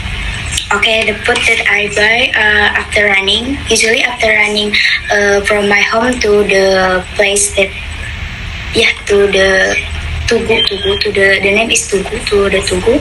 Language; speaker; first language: English; non-native, fluent; Indonesian